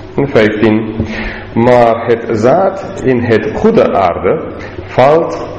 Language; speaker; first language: Dutch; non-native, learner; English